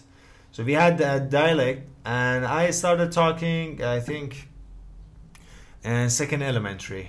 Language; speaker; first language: English; non-native, fluent; Persian